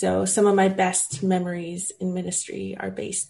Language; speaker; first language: English; native; English